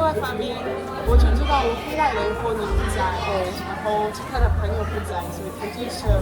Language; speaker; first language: Chinese; non-native, fluent; Arabic